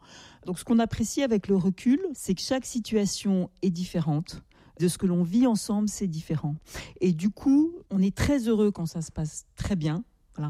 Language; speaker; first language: French; native; French